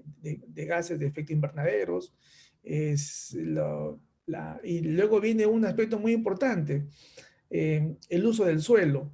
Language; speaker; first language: Spanish; native; Spanish